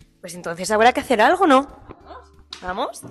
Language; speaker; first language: Spanish; native; Spanish